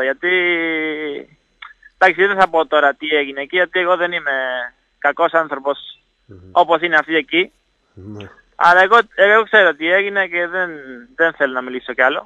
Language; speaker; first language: Greek; non-native, fluent; Italian